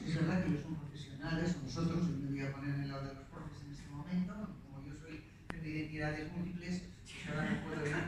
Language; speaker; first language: Spanish; native; Spanish